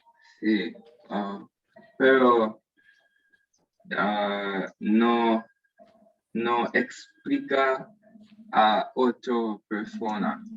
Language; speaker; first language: Spanish; non-native, learner; English